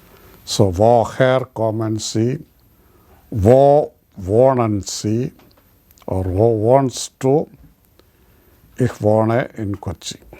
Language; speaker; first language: German; non-native, learner; Malayalam